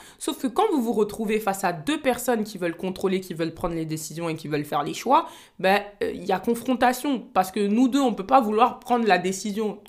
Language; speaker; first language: French; native; French